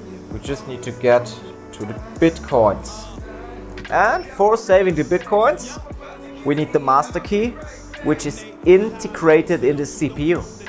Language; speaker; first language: English; non-native, fluent; German